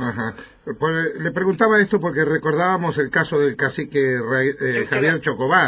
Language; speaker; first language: Spanish; native; Spanish